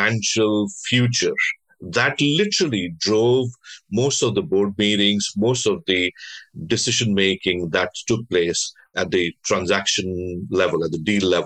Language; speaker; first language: English; non-native, local second language; Bangla